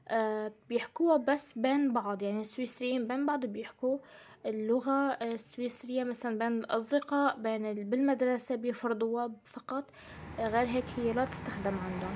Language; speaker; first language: Arabic; native; Arabic